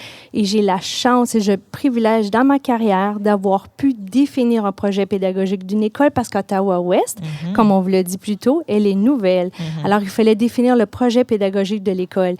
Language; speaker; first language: French; native; French